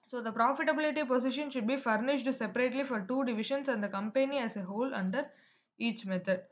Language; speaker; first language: English; non-native, local second language; Tamil